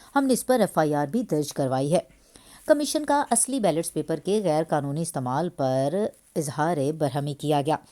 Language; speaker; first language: Urdu; native; Urdu